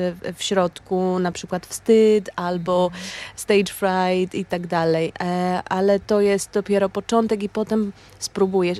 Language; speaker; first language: Polish; non-native, learner; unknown